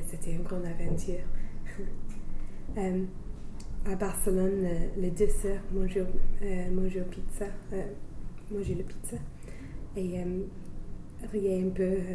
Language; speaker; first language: French; non-native, learner; English